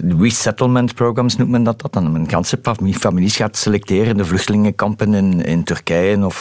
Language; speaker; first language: Dutch; native; Dutch